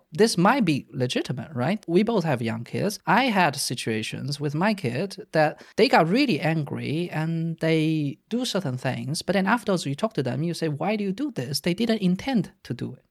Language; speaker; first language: English; non-native, fluent; Chinese